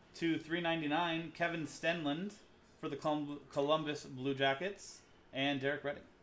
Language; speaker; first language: English; native; English